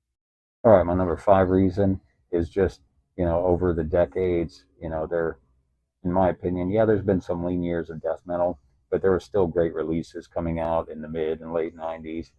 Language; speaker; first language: English; native; English